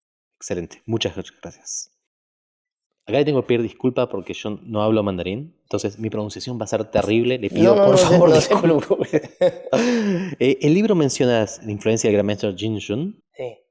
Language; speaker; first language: Spanish; native; Spanish